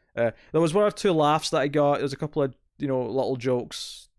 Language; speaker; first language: English; native; English